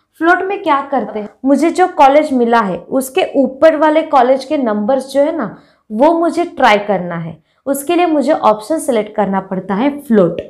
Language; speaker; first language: Hindi; non-native, local second language; Marathi